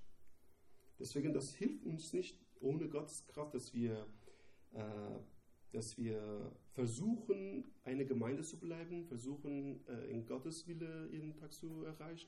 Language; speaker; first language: German; non-native, learner; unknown